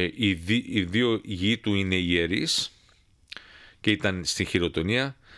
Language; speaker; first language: Greek; early bilingual, heritage; Greek